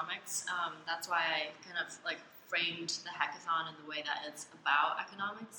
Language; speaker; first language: English; non-native, local second language; Cantonese